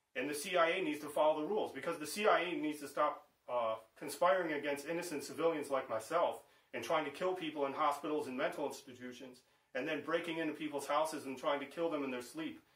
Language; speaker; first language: English; native; English